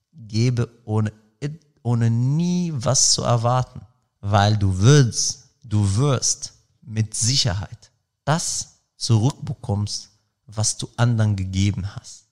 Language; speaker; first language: German; non-native, fluent; Arabic